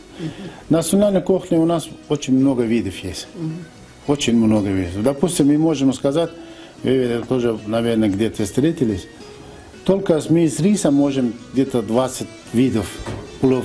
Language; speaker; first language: Russian; non-native, fluent; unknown